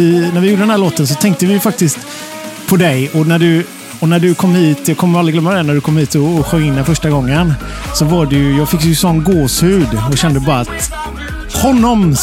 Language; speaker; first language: Swedish; native; Swedish